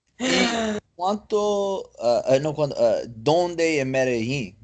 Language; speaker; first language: Spanish; non-native, learner; English